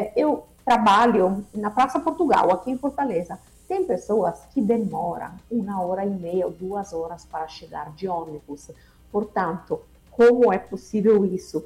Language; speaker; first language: Portuguese; non-native, fluent; Italian